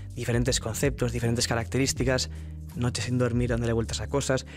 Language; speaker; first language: Spanish; native; Spanish